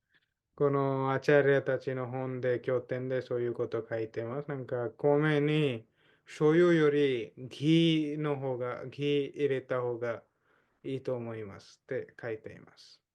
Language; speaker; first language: Japanese; non-native, fluent; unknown